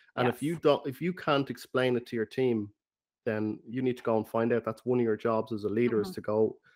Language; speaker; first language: English; native; English